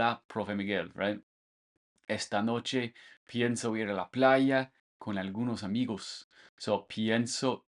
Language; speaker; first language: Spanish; non-native, fluent; English